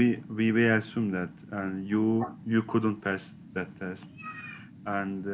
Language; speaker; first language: English; non-native, learner; Turkish